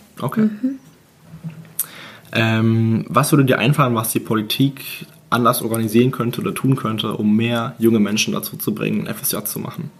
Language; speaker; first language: German; native; German